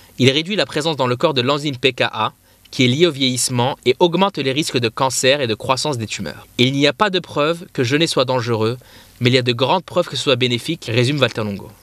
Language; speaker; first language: French; non-native, local second language; Arabic